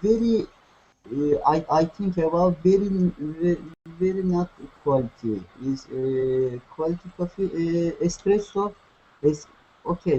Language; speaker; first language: English; non-native, learner; Turkish